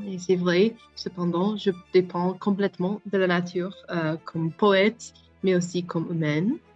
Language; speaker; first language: French; non-native, learner; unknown